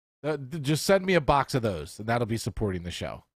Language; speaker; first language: English; native; English